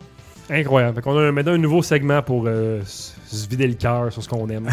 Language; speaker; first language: French; native; French